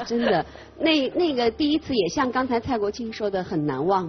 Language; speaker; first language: Chinese; native; Chinese